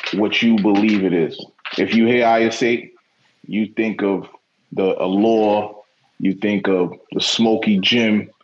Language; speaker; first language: English; native; English